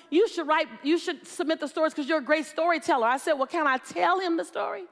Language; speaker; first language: English; native; English